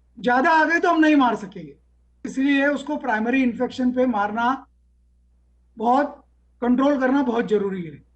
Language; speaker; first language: Hindi; non-native, local second language; Marathi